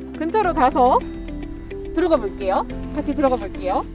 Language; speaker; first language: Korean; native; Korean